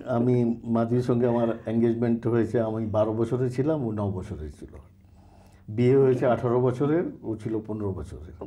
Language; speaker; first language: Bangla; non-native, fluent; Gujarati